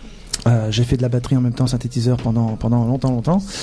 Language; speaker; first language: French; native; French